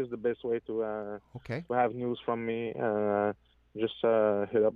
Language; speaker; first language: English; non-native, fluent; French